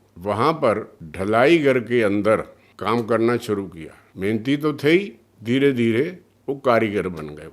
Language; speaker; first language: Hindi; early bilingual, other home language; Punjabi